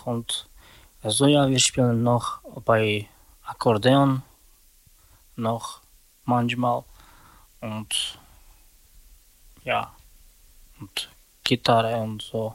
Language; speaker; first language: German; non-native, learner; Slovak